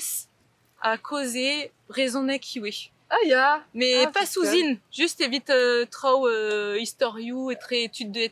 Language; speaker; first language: French; native; French